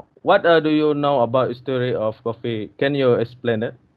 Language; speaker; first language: English; non-native, learner; Malay